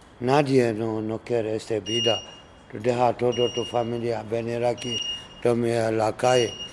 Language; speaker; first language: Spanish; non-native, learner; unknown